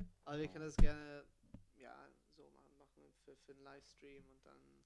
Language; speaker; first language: German; non-native, fluent; Italian